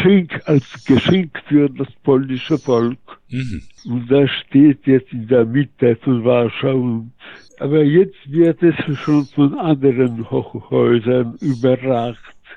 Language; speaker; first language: German; non-native, fluent; Polish